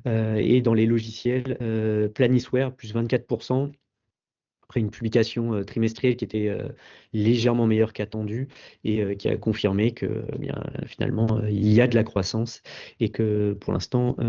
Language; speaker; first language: French; native; French